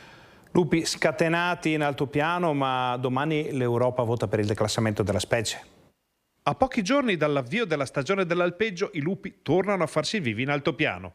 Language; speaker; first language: Italian; native; Italian